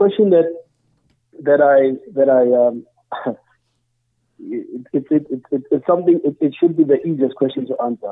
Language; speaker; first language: English; non-native, local second language; Zulu